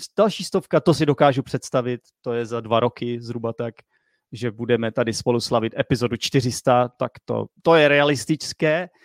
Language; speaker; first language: Czech; native; Czech